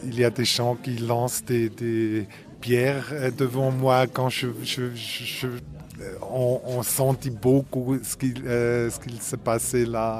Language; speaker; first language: French; non-native, local second language; German